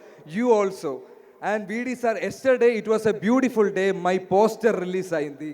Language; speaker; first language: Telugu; non-native, learner; Malayalam